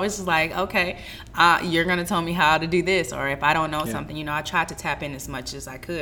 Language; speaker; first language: English; native; English